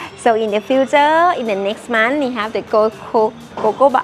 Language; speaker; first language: English; non-native, learner; Thai